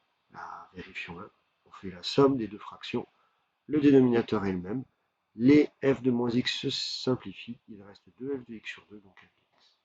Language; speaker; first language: French; native; French